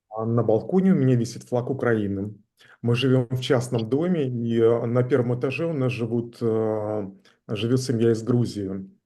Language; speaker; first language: Russian; native; Russian